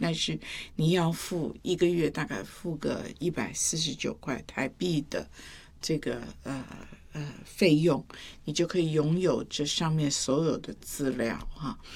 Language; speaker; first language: Chinese; native; Chinese